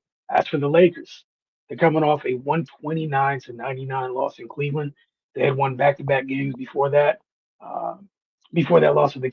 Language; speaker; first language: English; native; English